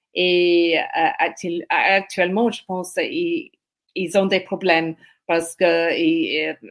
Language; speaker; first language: French; non-native, fluent; English